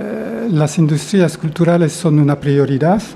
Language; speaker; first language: Spanish; non-native, fluent; French